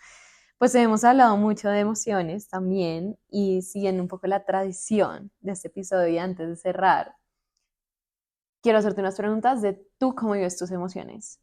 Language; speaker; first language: Spanish; native; Spanish